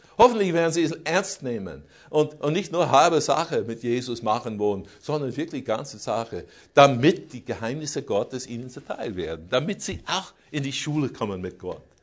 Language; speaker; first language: German; non-native, fluent; English